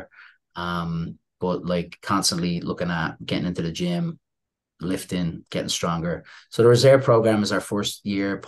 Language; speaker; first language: English; native; English